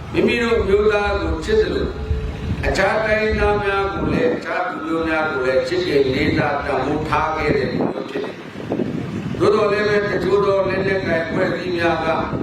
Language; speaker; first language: Burmese; non-native, local second language; Pa'o Karen